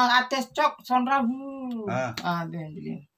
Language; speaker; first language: Turkish; non-native, learner; Indonesian